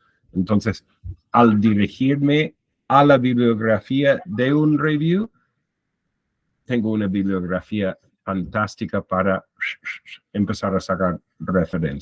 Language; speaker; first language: Spanish; non-native, fluent; English